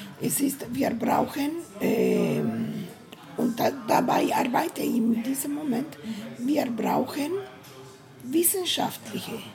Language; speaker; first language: German; non-native, learner; Spanish